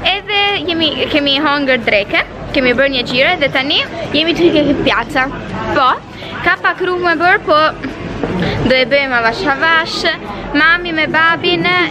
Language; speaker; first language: Albanian; early bilingual, heritage; Albanian